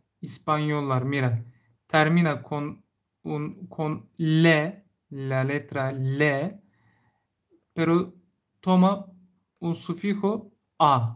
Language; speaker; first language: Spanish; non-native, learner; Turkish